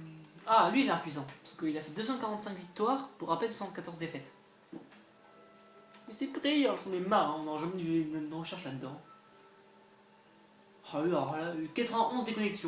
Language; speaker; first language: French; native; French